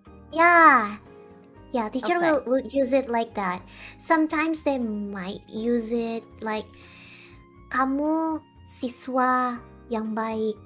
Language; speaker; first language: English; non-native, fluent; Indonesian